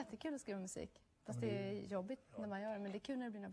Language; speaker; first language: Swedish; native; Swedish